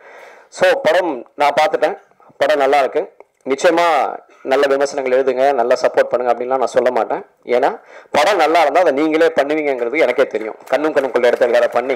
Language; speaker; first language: Tamil; native; Tamil